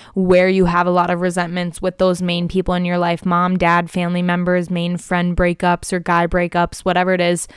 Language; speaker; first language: English; native; English